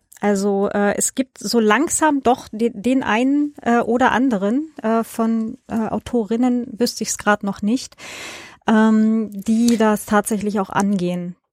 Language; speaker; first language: German; native; German